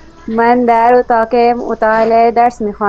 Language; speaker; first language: Persian; non-native, learner; Urdu